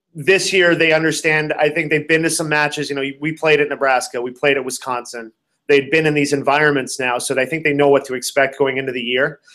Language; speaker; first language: English; native; English